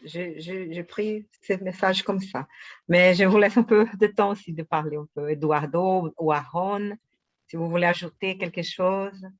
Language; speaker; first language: French; non-native, fluent; Portuguese